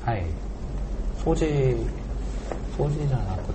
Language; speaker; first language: Japanese; non-native, learner; Korean